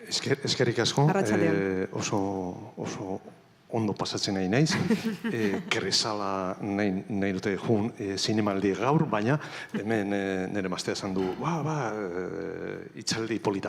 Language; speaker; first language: Basque; non-native, learner; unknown